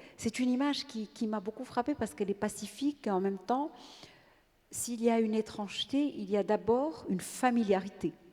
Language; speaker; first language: French; non-native, local second language; Arabic